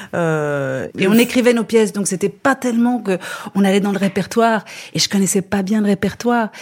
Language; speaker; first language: French; native; French